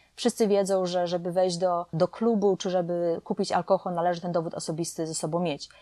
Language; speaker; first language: Polish; native; Polish